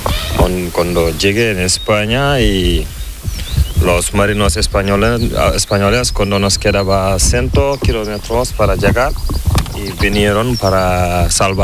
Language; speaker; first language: Spanish; non-native, learner; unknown